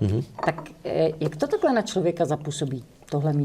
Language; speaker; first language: Czech; native; Czech